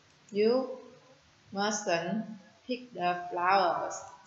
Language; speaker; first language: English; non-native, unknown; Vietnamese